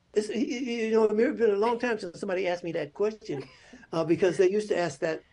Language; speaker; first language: English; native; English